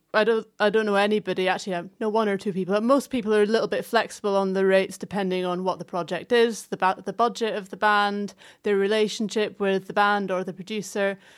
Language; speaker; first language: English; native; English